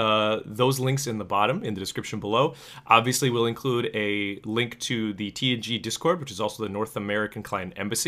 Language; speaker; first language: English; native; English